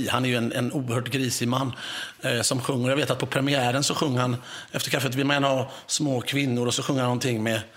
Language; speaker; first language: Swedish; native; Swedish